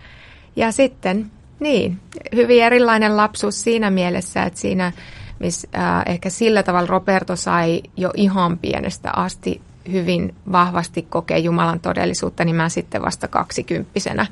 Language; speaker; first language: Finnish; native; Finnish